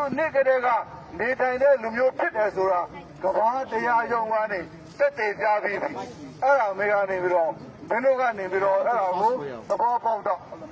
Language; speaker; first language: Burmese; non-native, local second language; Rohingya